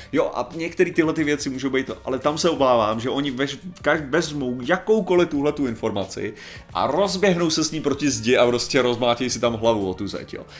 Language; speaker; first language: Czech; native; Czech